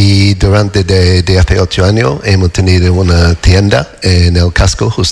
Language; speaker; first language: Spanish; non-native, learner; English